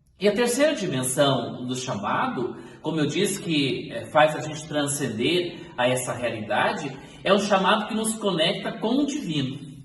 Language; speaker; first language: Portuguese; native; Portuguese